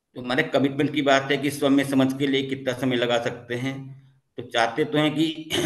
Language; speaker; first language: Hindi; native; Hindi